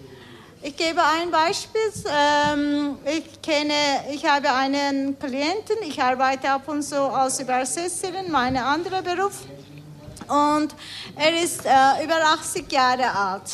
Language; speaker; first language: German; non-native, learner; Turkish